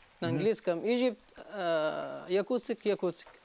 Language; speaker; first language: Russian; non-native, learner; Arabic